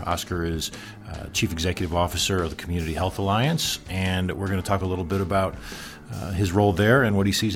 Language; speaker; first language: English; native; English